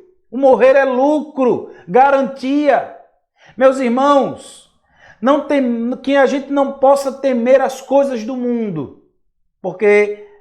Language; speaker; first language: Portuguese; native; Portuguese